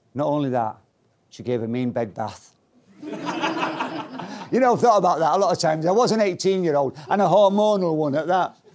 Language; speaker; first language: English; native; English